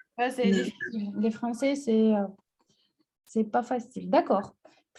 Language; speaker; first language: French; non-native, fluent; Russian